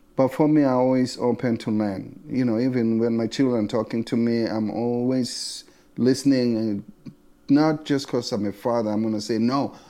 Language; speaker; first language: English; non-native, local second language; Zulu